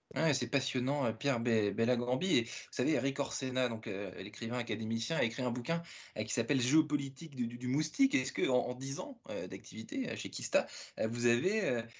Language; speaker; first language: French; native; French